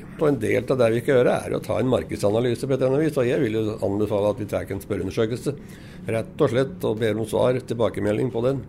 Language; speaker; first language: Norwegian; native; Norwegian